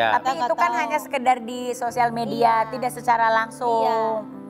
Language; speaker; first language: Indonesian; native; Indonesian